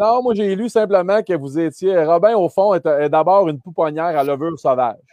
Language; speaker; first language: French; native; French